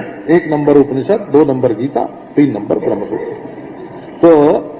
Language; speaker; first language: Hindi; native; Hindi